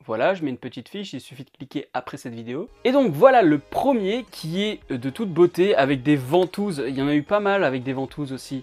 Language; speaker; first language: French; native; French